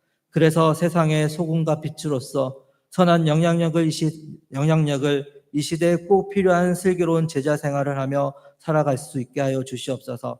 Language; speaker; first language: Korean; native; Korean